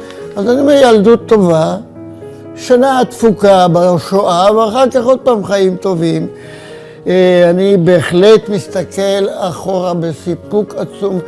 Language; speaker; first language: Hebrew; non-native, fluent; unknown